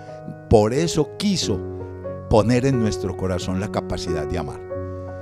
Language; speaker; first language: Spanish; native; Spanish